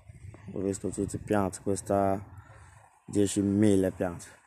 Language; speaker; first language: Italian; non-native, learner; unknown